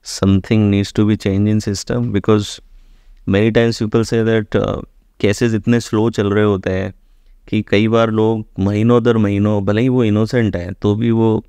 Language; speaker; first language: Hindi; native; Hindi